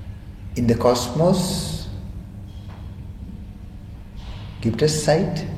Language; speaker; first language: German; non-native, fluent; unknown